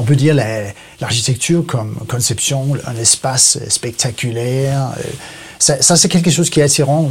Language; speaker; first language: French; non-native, learner; Danish